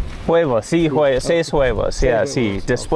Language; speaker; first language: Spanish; non-native, learner; English